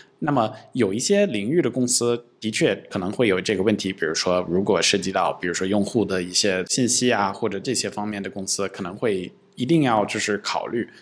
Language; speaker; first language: Chinese; non-native, fluent; English